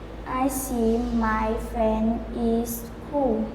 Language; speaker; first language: English; non-native, learner; Vietnamese